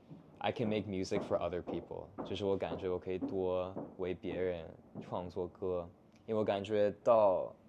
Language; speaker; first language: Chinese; non-native, fluent; English